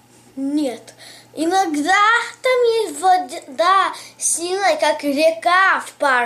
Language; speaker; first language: Russian; early bilingual, heritage; English